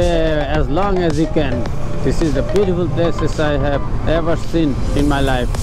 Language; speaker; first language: English; non-native, learner; Bangla